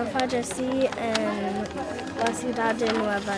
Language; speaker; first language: Spanish; non-native, learner; English